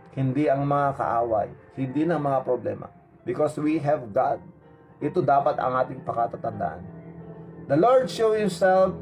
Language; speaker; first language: Filipino; non-native, local second language; Iloko